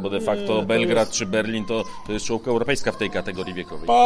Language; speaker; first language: Polish; native; Polish